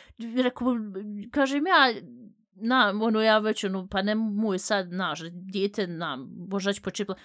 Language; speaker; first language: Bosnian; early bilingual, heritage; Bosnian